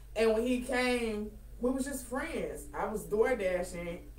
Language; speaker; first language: English; native; English